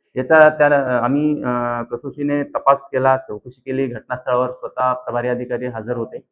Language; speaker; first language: Marathi; native; Marathi